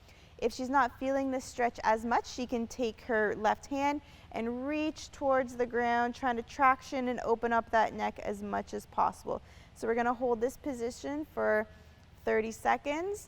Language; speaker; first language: English; native; English